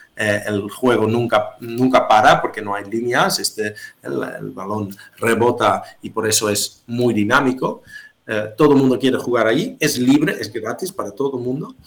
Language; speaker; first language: Spanish; non-native, fluent; Dutch